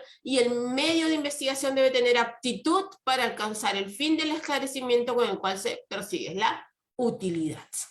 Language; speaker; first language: Spanish; native; Spanish